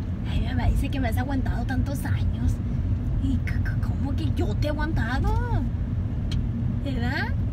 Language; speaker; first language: Spanish; early bilingual, heritage; Spanish